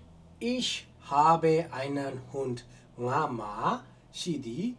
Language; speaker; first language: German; non-native, fluent; Burmese